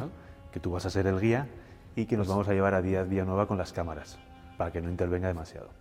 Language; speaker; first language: Spanish; native; Spanish